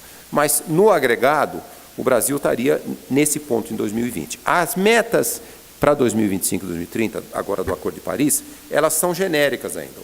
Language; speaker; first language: Portuguese; native; Portuguese